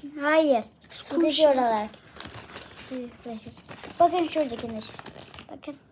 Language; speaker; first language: Turkish; native; Turkish